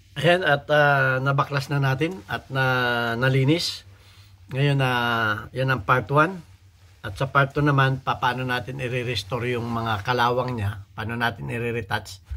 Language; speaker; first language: Filipino; native; Filipino